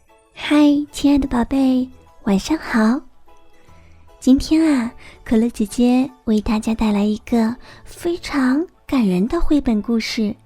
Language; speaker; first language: Chinese; native; Chinese